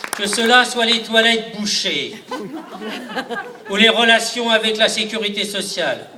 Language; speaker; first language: French; native; French